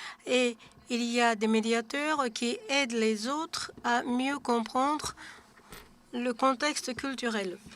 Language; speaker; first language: French; non-native, fluent; Japanese